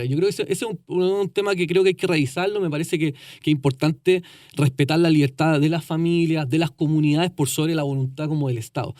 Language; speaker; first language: Spanish; native; Spanish